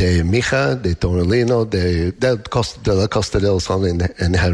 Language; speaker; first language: Spanish; non-native, learner; English